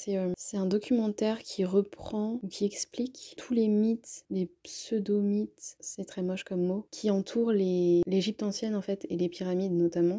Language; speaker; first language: French; native; French